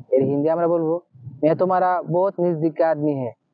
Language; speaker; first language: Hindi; non-native, learner; Bangla